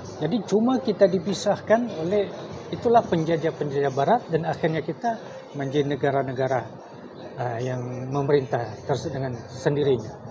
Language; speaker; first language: Malay; native; Malay